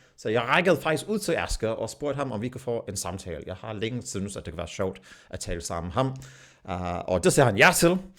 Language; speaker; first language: Danish; non-native, fluent; English